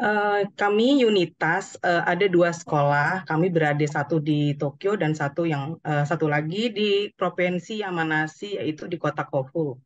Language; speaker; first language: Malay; non-native, fluent; Japanese